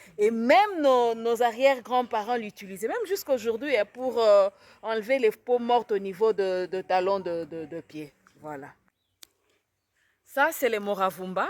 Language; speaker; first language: French; non-native, local second language; Swahili